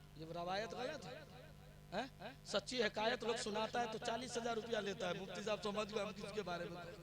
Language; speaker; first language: Hindi; native; Hindi